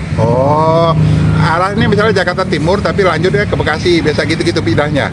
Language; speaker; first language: Indonesian; native; Indonesian